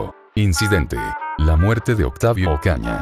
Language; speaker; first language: Spanish; native; Spanish